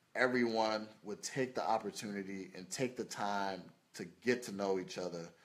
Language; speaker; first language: English; native; English